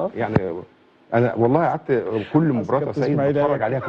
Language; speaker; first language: Arabic; native; Arabic